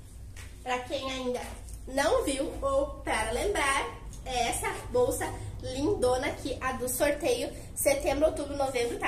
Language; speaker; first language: Portuguese; native; Portuguese